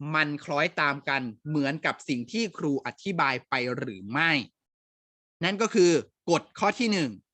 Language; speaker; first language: Thai; native; Thai